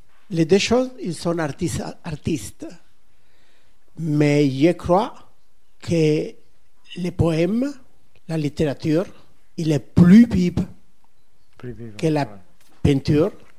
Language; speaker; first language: French; non-native, learner; Catalan